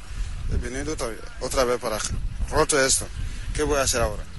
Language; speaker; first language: Spanish; non-native, learner; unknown